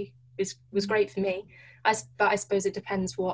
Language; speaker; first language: English; native; English